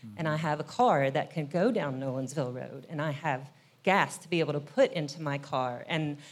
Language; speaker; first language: English; native; English